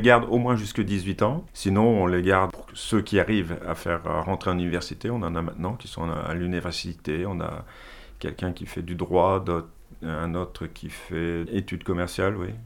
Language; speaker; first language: French; native; French